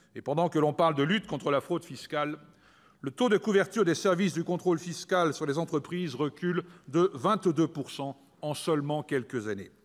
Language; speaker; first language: French; native; French